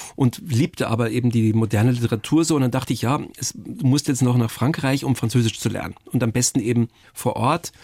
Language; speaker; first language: German; native; German